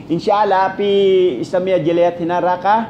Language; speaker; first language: Arabic; non-native, learner; Filipino